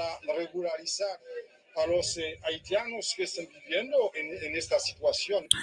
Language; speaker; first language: Spanish; non-native, fluent; Haitian Creole